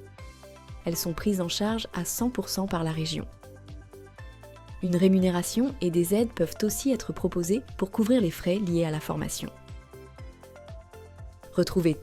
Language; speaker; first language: French; native; French